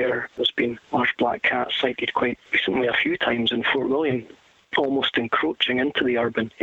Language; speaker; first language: English; native; English